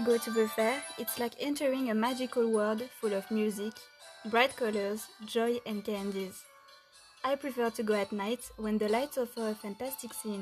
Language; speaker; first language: English; non-native, fluent; French